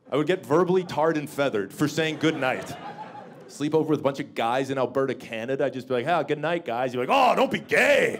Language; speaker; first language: English; native; English